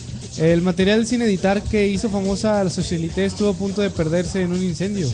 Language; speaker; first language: Spanish; native; Spanish